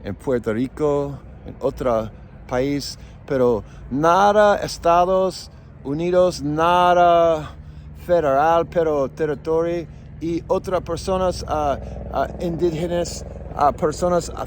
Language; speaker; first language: Spanish; non-native, learner; English